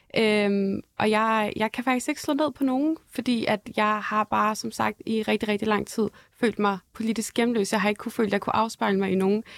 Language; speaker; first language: Danish; early bilingual, other home language; Arabic